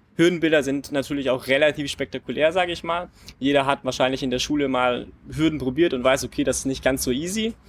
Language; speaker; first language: German; native; German